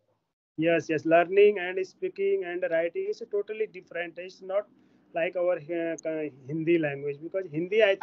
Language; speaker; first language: English; non-native, learner; Hindi